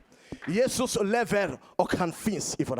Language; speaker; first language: Swedish; non-native, learner; Lingala